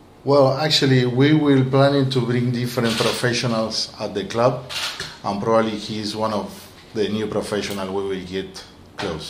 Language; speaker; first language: English; non-native, fluent; Spanish